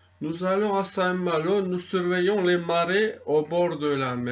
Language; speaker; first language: French; non-native, fluent; Turkish